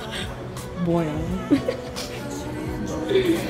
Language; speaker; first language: Korean; non-native, learner; English